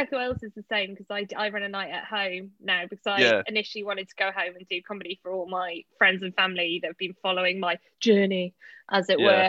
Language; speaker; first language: English; native; English